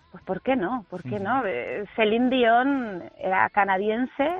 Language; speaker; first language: Spanish; native; Spanish